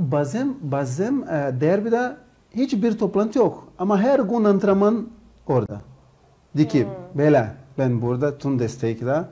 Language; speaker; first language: Turkish; non-native, learner; Portuguese